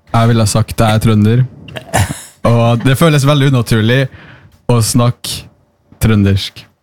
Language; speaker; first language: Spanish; non-native, fluent; Norwegian